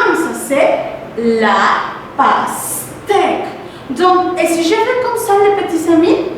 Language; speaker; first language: French; non-native, fluent; Spanish